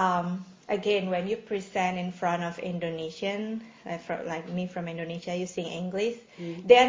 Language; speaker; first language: English; non-native, fluent; Indonesian